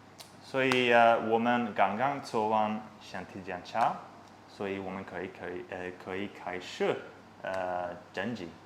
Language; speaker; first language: Chinese; non-native, learner; English